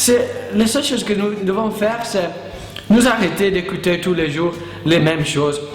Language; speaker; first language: French; non-native, learner; Italian